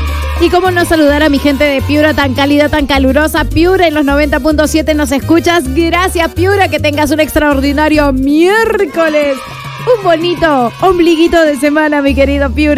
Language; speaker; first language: Spanish; native; Spanish